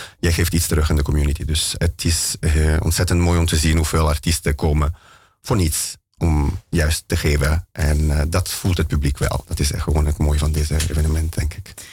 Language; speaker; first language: Dutch; non-native, fluent; Italian